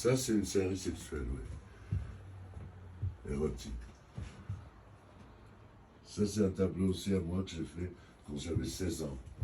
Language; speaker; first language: French; non-native, fluent; Georgian